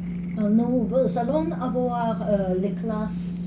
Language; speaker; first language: French; non-native, learner; English